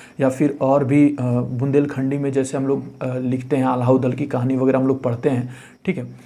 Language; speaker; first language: Hindi; native; Hindi